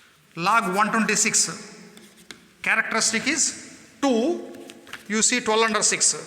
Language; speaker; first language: English; non-native, local second language; Kannada